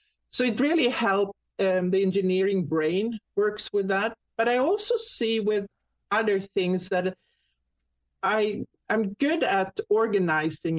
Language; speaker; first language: English; non-native, fluent; Swedish